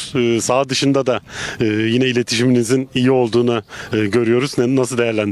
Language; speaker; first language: Turkish; native; Turkish